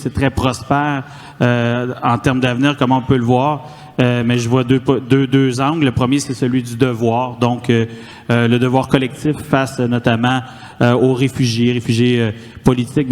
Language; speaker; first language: French; native; French